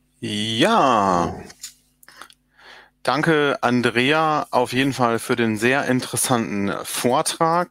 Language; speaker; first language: German; native; German